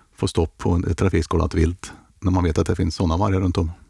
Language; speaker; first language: Swedish; native; Swedish